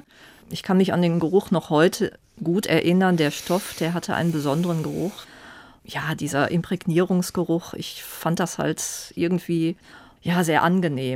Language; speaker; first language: German; native; German